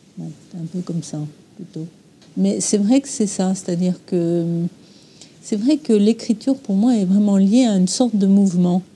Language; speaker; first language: French; early bilingual, other home language; English